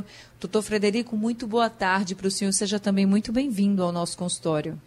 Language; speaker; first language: Portuguese; native; Portuguese